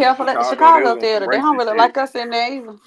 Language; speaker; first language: English; native; English